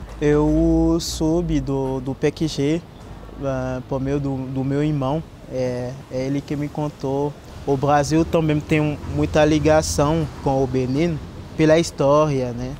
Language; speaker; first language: Portuguese; non-native, fluent; French